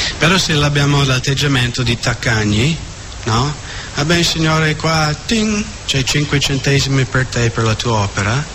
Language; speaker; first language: Italian; non-native, fluent; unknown